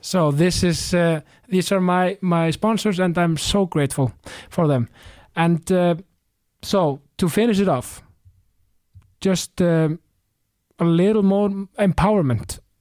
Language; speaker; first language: English; non-native, fluent; Icelandic